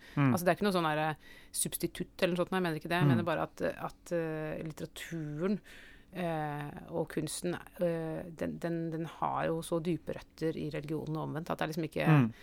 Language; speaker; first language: Norwegian; native; Norwegian